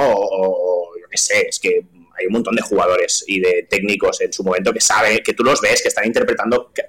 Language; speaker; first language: Spanish; non-native, local second language; Catalan